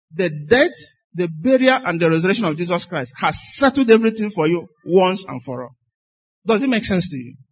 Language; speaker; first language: English; non-native, local second language; Igbo